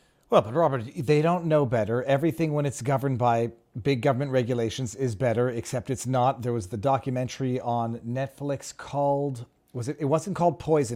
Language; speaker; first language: English; native; English